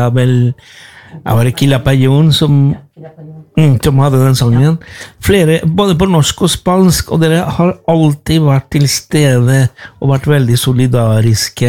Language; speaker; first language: Norwegian; non-native, fluent; Spanish